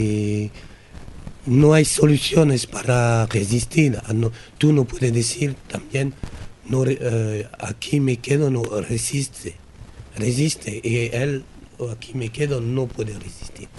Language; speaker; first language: Spanish; non-native, learner; French